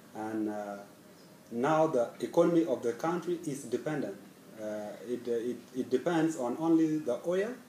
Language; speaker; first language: English; non-native, fluent; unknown